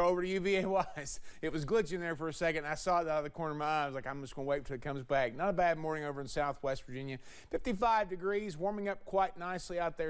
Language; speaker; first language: English; native; English